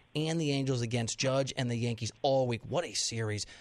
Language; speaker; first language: English; native; English